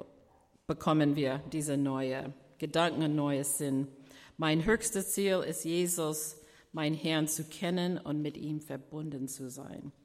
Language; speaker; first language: German; non-native, fluent; English